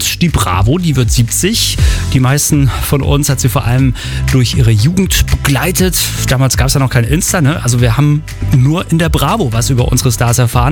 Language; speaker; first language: German; native; German